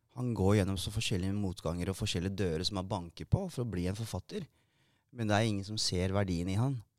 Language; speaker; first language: Norwegian; early bilingual, other home language; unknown